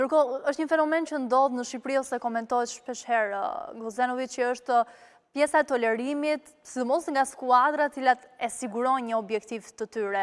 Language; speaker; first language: Albanian; native; Albanian